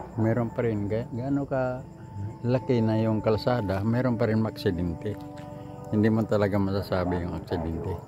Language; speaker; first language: Filipino; non-native, local second language; Waray